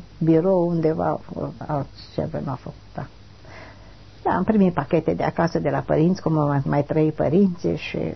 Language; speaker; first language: Romanian; non-native, local second language; German